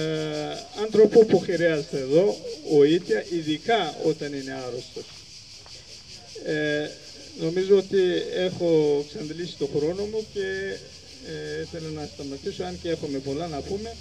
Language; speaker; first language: Greek; non-native, fluent; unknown